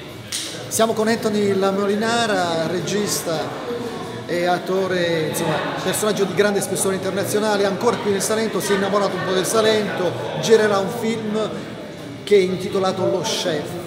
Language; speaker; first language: Italian; native; Italian